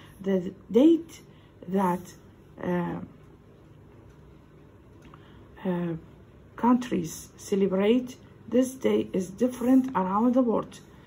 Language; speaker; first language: English; non-native, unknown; Arabic